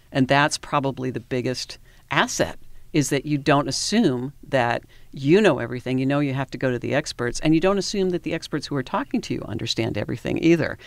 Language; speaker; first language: English; native; English